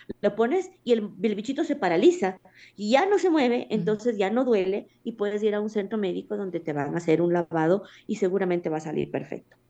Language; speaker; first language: Spanish; native; Spanish